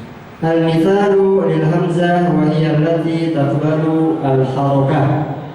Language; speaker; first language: Arabic; non-native, fluent; Indonesian